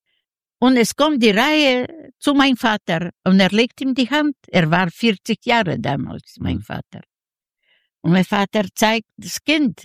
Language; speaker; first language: German; early bilingual, other home language; Yiddish